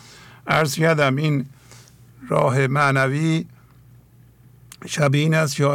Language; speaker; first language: Persian; native; Persian